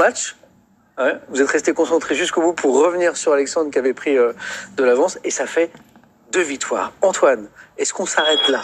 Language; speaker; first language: French; native; French